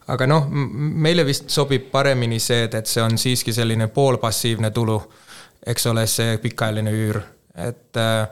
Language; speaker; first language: Estonian; non-native, fluent; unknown